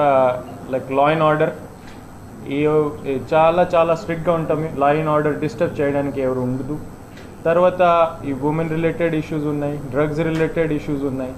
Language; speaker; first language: Telugu; non-native, learner; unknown